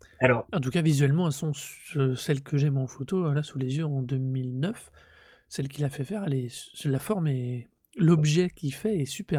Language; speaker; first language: French; native; French